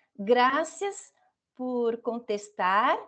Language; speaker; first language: Spanish; non-native, fluent; Portuguese